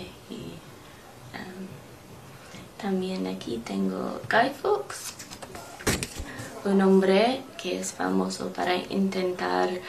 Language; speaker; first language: Spanish; non-native, learner; English